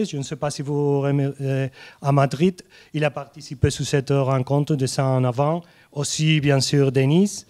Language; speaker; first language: French; non-native, fluent; Spanish